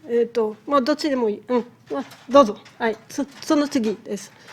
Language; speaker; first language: Japanese; non-native, fluent; French